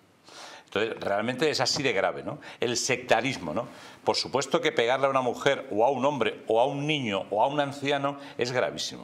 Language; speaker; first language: Spanish; native; Spanish